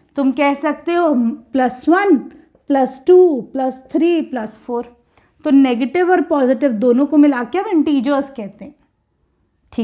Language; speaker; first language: Hindi; native; Hindi